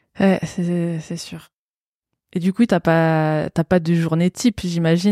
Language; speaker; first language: French; native; French